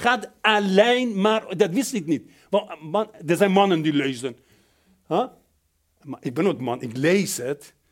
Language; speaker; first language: Dutch; non-native, fluent; Persian